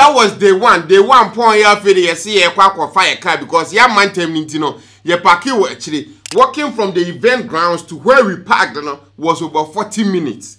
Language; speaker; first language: English; non-native, local second language; Akan